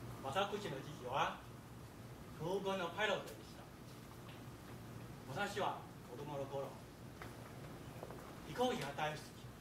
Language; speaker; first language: Japanese; non-native, fluent; Chinese